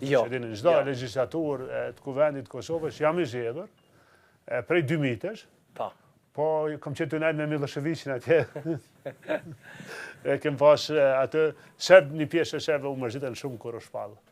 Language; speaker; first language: Albanian; native; Albanian